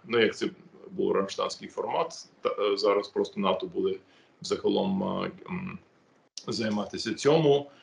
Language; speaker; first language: Ukrainian; non-native, fluent; English